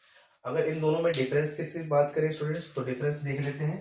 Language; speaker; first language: Hindi; native; Hindi